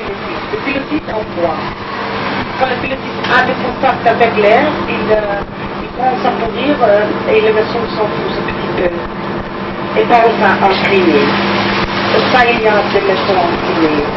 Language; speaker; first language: French; non-native, learner; Dutch